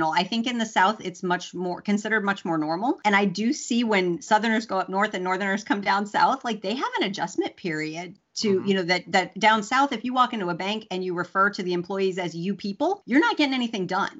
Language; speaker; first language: English; native; English